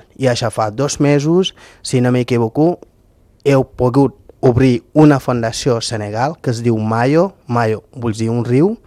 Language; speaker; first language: Catalan; non-native, local second language; Fula